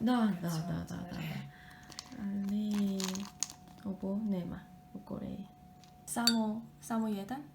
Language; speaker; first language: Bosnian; non-native, learner; Korean